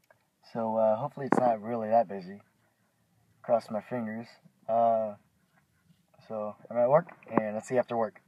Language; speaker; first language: English; native; English